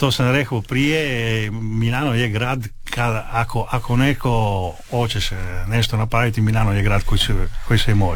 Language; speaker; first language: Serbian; non-native, learner; Italian